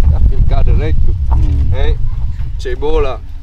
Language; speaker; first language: Portuguese; non-native, learner; Vietnamese